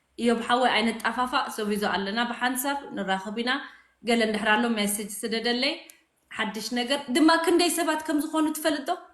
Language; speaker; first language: Tigrinya; native; Tigrinya